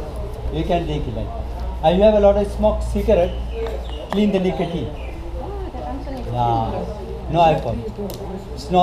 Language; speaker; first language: English; non-native, local second language; Sinhala